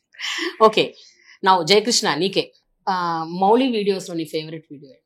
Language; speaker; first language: Telugu; native; Telugu